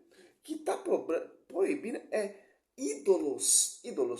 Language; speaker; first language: Portuguese; native; Portuguese